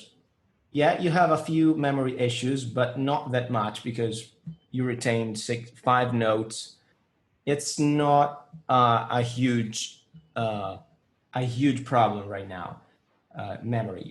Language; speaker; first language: English; non-native, fluent; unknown